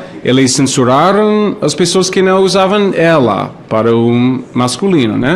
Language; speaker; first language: Portuguese; non-native, fluent; English